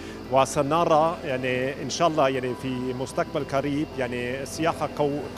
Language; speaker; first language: Arabic; non-native, fluent; German